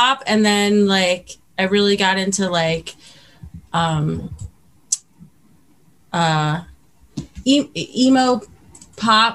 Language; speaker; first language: English; native; English